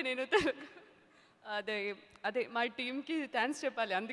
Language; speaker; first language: Telugu; non-native, learner; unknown